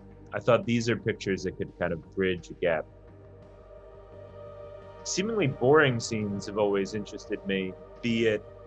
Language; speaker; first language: English; native; English